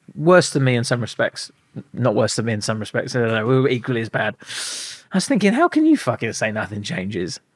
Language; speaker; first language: English; native; English